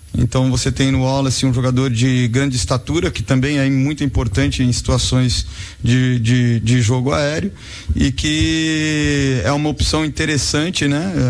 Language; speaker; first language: Portuguese; native; Portuguese